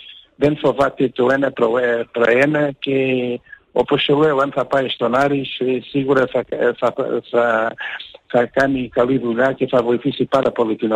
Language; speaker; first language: Greek; non-native, learner; Portuguese